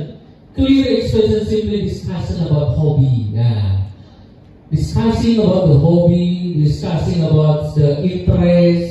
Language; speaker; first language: English; non-native, learner; Indonesian